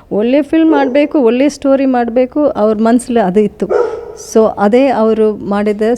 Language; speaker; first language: Kannada; non-native, fluent; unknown